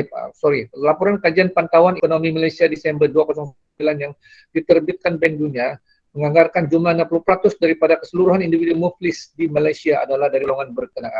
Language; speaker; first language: Indonesian; non-native, local second language; Malay